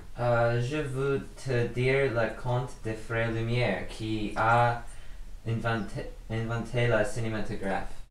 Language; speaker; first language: French; non-native, learner; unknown